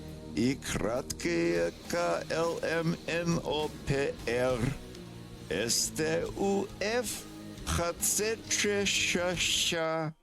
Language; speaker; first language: Russian; non-native, learner; English